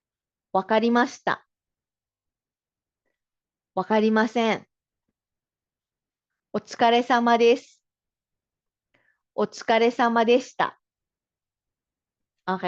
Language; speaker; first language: Japanese; non-native, fluent; Filipino